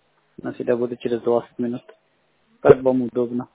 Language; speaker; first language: Russian; non-native, learner; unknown